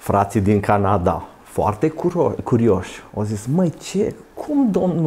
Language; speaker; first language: Romanian; native; Romanian